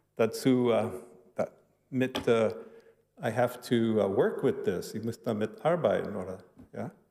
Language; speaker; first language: German; early bilingual, heritage; German